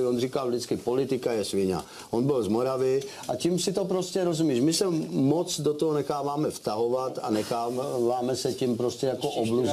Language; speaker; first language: Czech; native; Czech